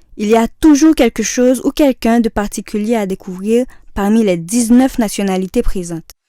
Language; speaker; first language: French; non-native, local second language; Haitian Creole